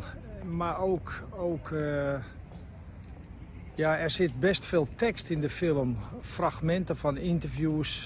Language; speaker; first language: Dutch; native; Dutch